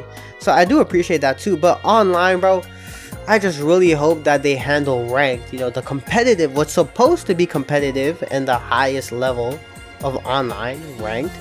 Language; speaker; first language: English; native; English